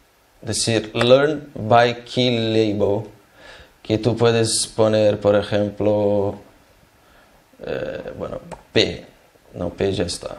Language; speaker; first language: Spanish; non-native, fluent; Portuguese